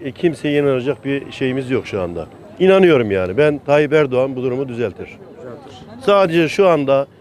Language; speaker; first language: Turkish; native; Turkish